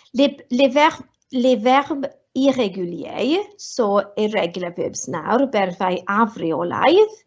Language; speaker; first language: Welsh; non-native, local second language; English